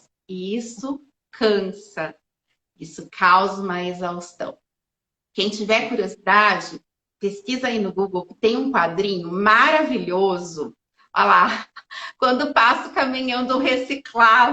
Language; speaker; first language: Portuguese; native; Portuguese